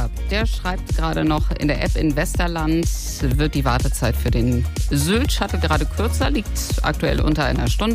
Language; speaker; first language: German; native; German